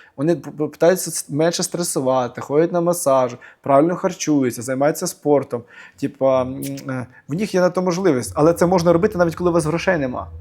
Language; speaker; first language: Ukrainian; native; Ukrainian